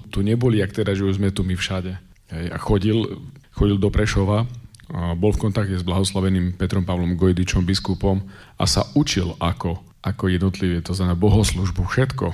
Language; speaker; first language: Slovak; native; Slovak